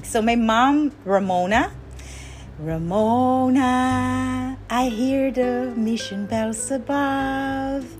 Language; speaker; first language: English; non-native, local second language; Filipino